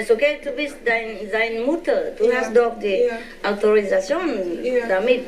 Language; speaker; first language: German; non-native, learner; Vietnamese